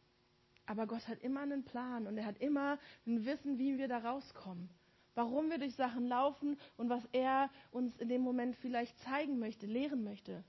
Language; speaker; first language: German; native; German